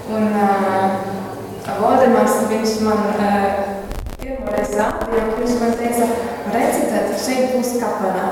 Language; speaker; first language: Latvian; non-native, fluent; German